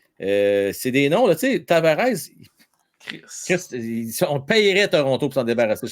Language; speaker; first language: French; native; French